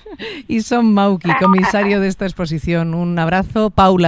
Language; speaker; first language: Spanish; native; Spanish